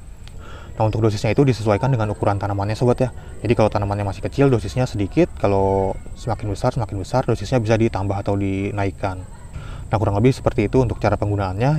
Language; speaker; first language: Indonesian; native; Indonesian